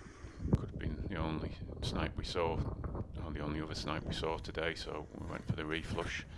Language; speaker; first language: English; native; English